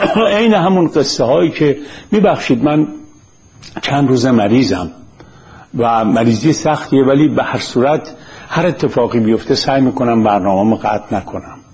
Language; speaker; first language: Persian; native; Persian